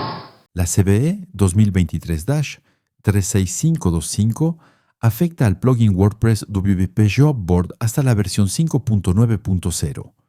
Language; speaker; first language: Spanish; non-native, fluent; French